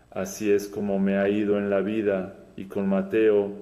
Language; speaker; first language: Spanish; non-native, fluent; Serbian